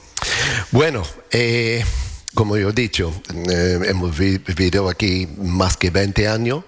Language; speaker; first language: Spanish; non-native, learner; English